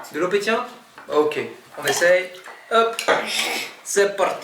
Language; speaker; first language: French; native; French